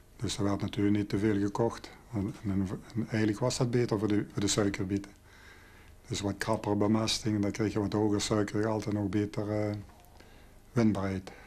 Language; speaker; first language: Dutch; native; Dutch